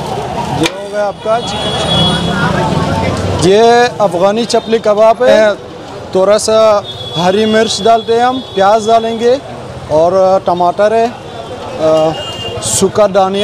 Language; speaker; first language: Hindi; non-native, learner; Persian